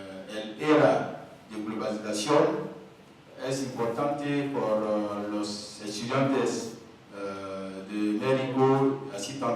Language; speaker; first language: Spanish; non-native, learner; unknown